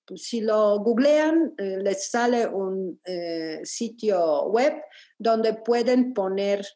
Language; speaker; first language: Spanish; non-native, fluent; Polish